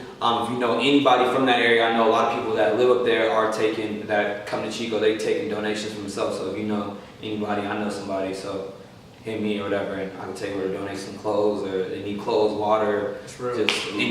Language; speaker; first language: English; native; English